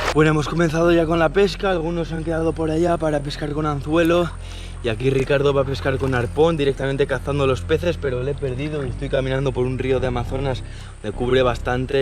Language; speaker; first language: Spanish; native; Spanish